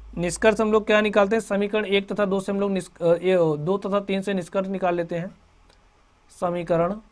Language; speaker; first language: Hindi; native; Hindi